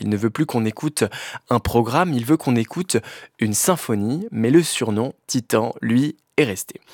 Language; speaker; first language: French; native; French